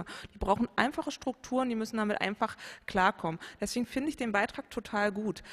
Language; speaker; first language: German; native; German